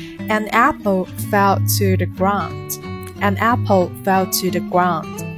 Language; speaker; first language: English; non-native, fluent; Chinese